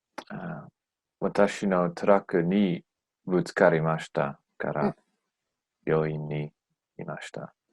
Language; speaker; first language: Japanese; non-native, learner; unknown